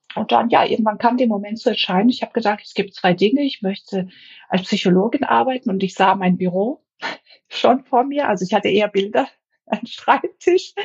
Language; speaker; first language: German; non-native, fluent; Greek